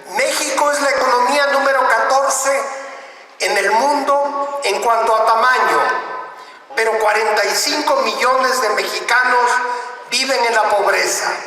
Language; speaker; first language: Spanish; native; Spanish